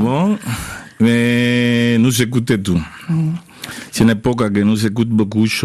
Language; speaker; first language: French; non-native, fluent; Spanish